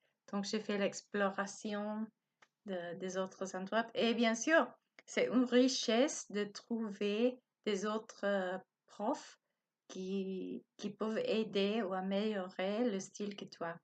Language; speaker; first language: French; non-native, learner; Spanish